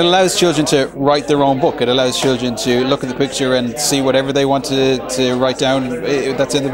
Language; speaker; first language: English; native; English